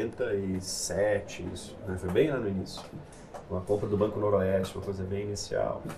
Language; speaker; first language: Portuguese; native; Portuguese